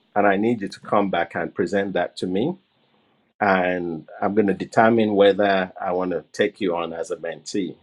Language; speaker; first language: English; non-native, local second language; Yoruba